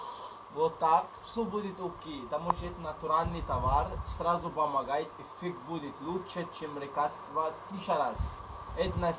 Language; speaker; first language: Russian; non-native, learner; Arabic